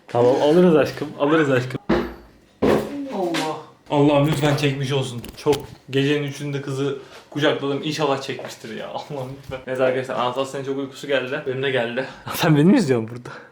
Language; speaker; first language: Turkish; native; Turkish